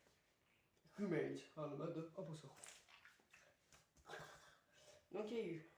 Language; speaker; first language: French; native; French